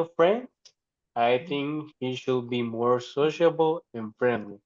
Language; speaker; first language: English; non-native, learner; Spanish